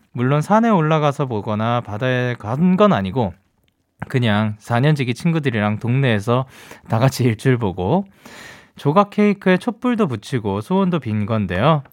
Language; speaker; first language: Korean; early bilingual, heritage; Korean